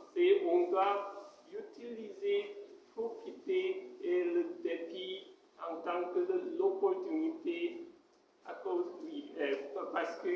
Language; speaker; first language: French; non-native, fluent; Korean